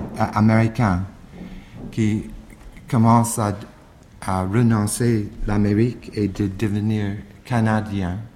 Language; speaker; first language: French; non-native, fluent; English